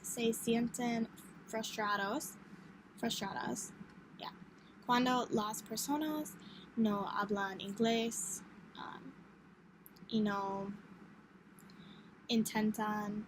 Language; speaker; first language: Spanish; non-native, learner; English